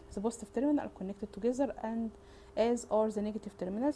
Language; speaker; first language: English; non-native, fluent; Arabic